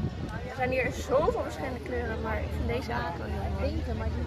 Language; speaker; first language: Dutch; native; Dutch